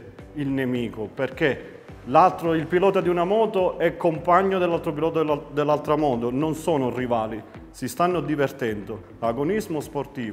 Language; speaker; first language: Italian; native; Italian